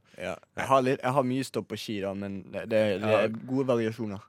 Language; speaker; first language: Norwegian; native; Norwegian